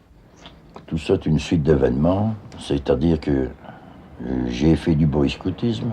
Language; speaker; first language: French; native; French